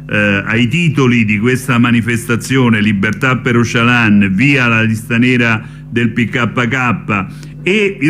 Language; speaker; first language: Italian; native; Italian